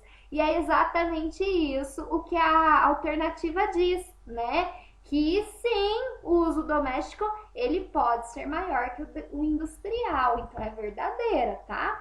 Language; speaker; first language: Portuguese; native; Portuguese